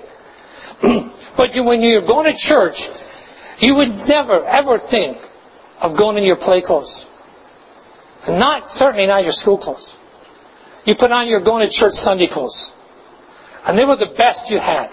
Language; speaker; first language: English; native; English